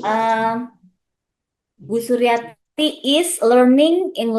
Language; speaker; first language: English; non-native, fluent; Indonesian